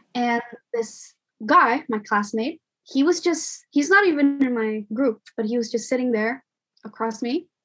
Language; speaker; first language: English; non-native, fluent; Indonesian